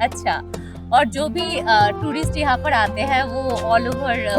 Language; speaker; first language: Hindi; native; Hindi